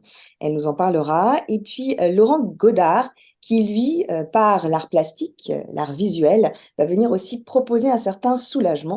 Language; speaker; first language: French; native; French